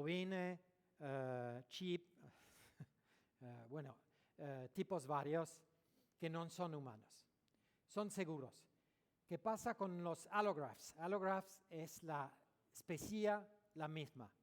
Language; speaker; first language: Spanish; non-native, learner; French